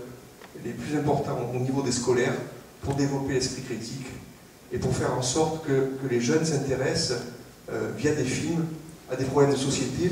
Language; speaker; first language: French; native; French